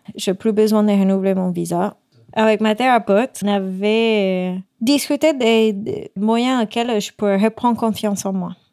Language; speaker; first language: French; non-native, fluent; Spanish